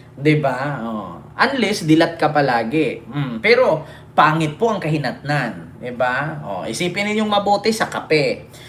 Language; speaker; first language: Filipino; non-native, local second language; Cebuano